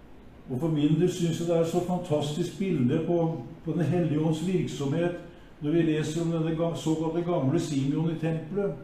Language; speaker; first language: Norwegian; native; Norwegian